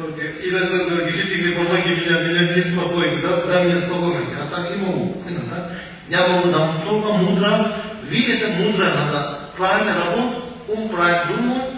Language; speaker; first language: Russian; non-native, learner; Tibetan